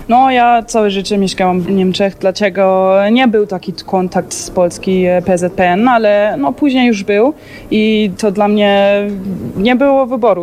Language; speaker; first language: Polish; early bilingual, heritage; German